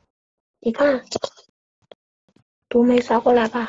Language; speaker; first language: Chinese; native; Chinese